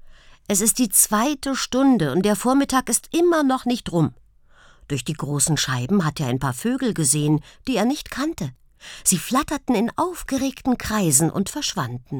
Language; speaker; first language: German; native; German